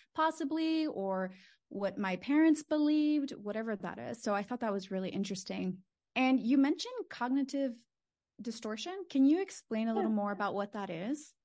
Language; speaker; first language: English; native; English